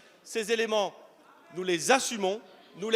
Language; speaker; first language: French; native; French